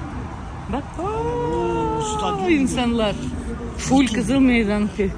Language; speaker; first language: Turkish; non-native, learner; Russian